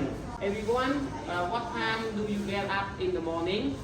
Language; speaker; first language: English; non-native, learner; Khmer